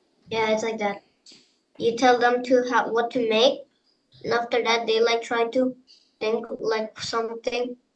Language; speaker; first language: English; non-native, fluent; Indonesian